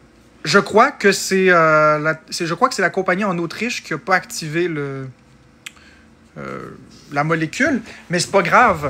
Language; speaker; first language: French; native; French